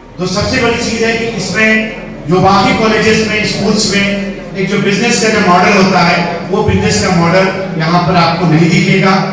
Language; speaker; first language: Hindi; native; Hindi